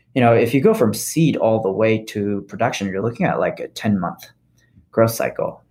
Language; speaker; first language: English; non-native, fluent; Japanese